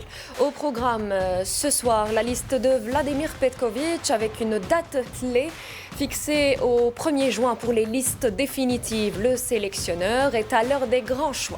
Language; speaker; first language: French; native; French